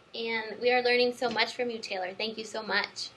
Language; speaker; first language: English; native; English